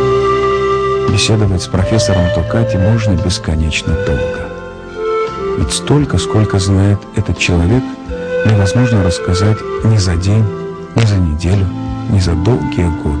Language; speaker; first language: Russian; native; Russian